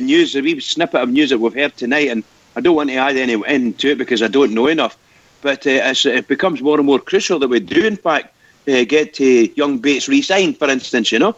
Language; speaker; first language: English; native; English